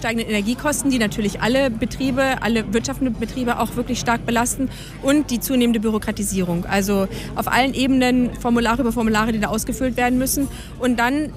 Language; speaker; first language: German; native; German